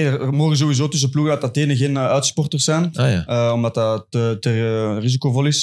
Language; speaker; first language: Dutch; native; Dutch